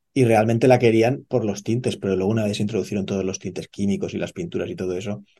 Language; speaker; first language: Spanish; native; Spanish